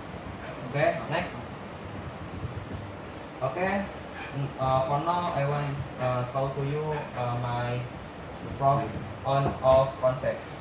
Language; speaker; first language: English; non-native, learner; Indonesian